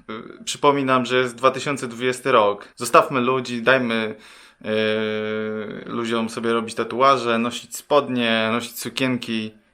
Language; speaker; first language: Polish; native; Polish